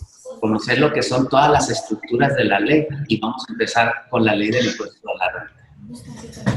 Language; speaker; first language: Spanish; native; Spanish